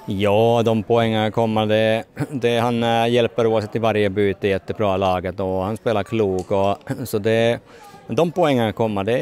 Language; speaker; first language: Swedish; non-native, fluent; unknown